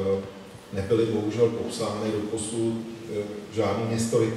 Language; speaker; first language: Czech; native; Czech